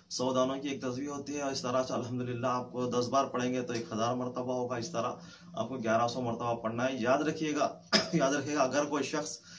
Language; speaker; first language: Urdu; native; Urdu